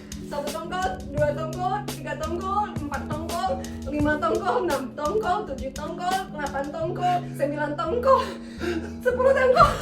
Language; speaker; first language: Indonesian; non-native, fluent; English